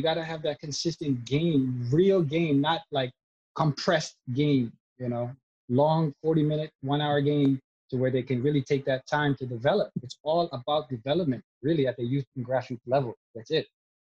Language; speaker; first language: English; native; English